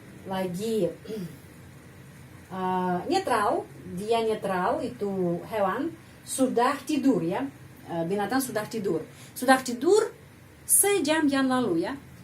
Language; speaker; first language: Indonesian; non-native, fluent; Russian